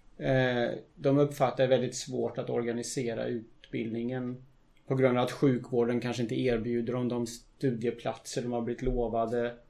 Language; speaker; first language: Swedish; native; Swedish